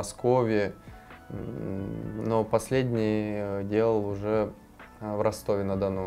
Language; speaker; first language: Russian; native; Russian